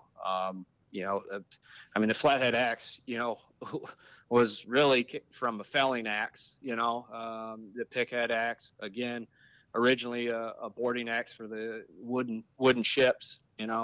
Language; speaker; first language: English; native; English